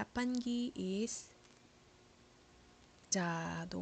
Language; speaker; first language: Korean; non-native, learner; Iloko